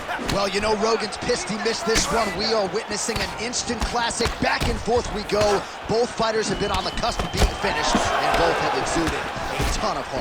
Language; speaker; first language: English; native; English